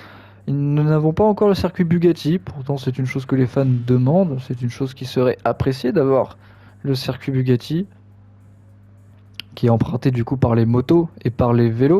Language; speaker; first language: French; native; French